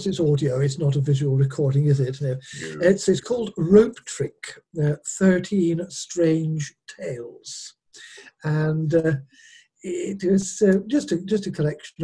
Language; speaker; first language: English; native; English